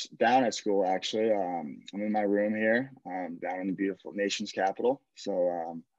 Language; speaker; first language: English; native; English